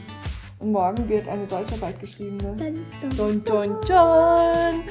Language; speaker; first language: German; native; German